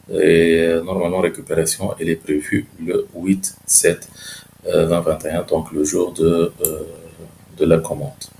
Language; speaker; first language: French; non-native, local second language; Arabic